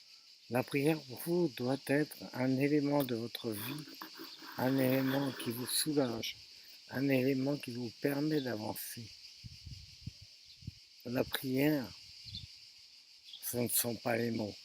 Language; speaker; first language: French; native; French